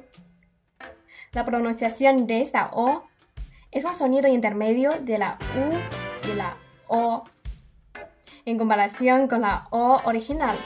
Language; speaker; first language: Spanish; non-native, fluent; Chinese